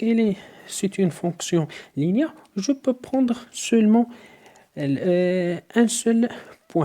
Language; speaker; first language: French; non-native, local second language; Arabic